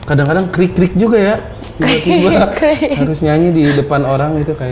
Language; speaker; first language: Indonesian; native; Indonesian